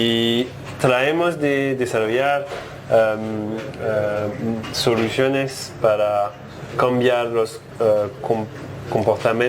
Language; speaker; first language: Spanish; non-native, learner; French